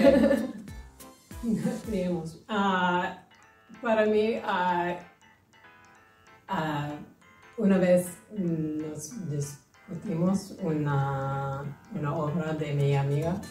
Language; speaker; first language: Spanish; non-native, learner; English